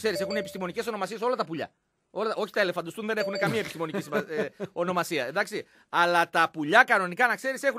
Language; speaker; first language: Greek; native; Greek